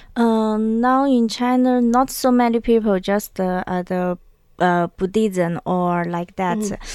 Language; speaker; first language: English; non-native, learner; Chinese